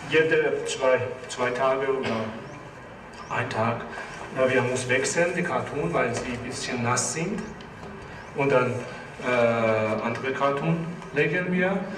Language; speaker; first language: German; non-native, fluent; Persian